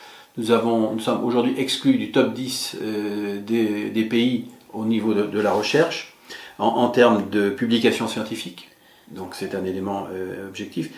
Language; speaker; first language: French; native; French